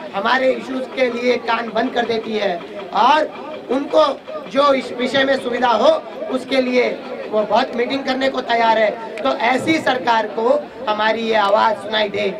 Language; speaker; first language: Hindi; non-native, local second language; Marathi